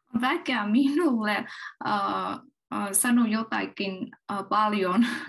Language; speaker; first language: Finnish; non-native, learner; Vietnamese